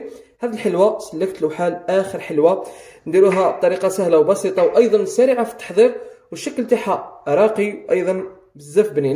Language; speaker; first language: Arabic; native; Arabic